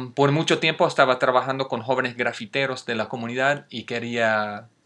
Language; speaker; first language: Spanish; non-native, fluent; English